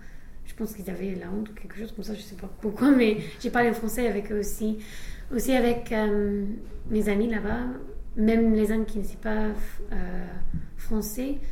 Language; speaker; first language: French; non-native, fluent; English